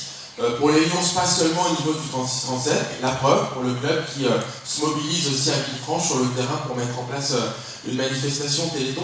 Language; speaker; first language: French; native; French